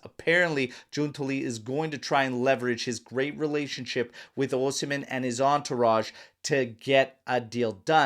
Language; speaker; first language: English; native; English